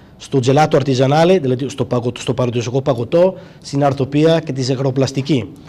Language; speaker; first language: Greek; non-native, fluent; Italian